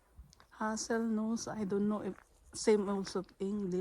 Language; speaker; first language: English; non-native, learner; Filipino